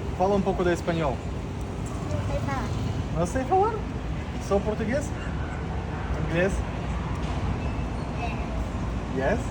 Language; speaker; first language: Portuguese; non-native, learner; Russian